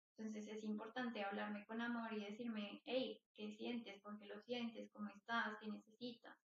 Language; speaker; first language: Spanish; native; Spanish